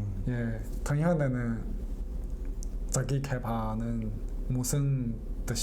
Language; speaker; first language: Korean; non-native, learner; Chinese